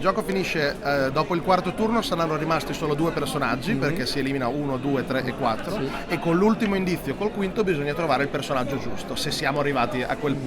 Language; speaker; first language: Italian; native; Italian